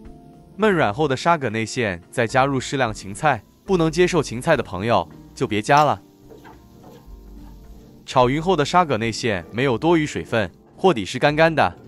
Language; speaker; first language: Chinese; native; Chinese